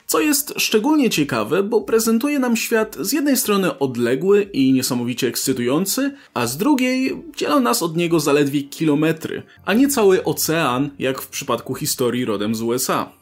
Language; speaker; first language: Polish; native; Polish